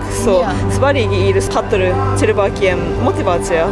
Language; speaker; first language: Latvian; non-native, learner; Japanese